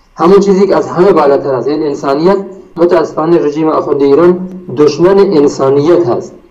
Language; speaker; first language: Persian; non-native, local second language; Baluchi